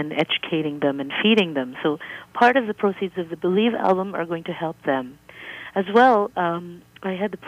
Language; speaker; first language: English; native; English